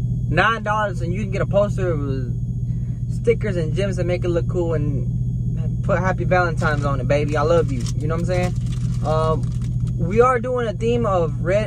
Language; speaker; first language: English; early bilingual, other home language; Spanish